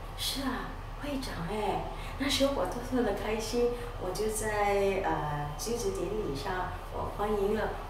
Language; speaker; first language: Chinese; non-native, local second language; Malay